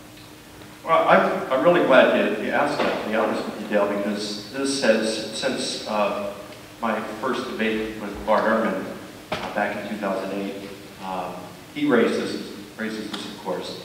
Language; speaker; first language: English; native; English